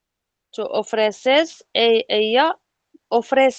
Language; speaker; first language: Spanish; non-native, learner; Arabic